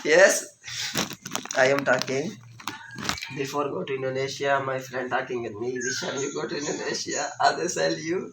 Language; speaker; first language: English; non-native, learner; Urdu